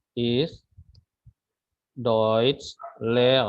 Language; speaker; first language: German; non-native, fluent; Indonesian